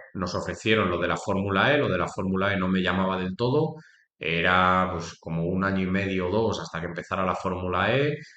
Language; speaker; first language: Spanish; native; Spanish